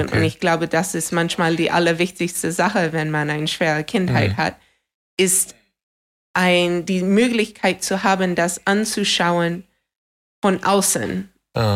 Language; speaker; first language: German; non-native, fluent; English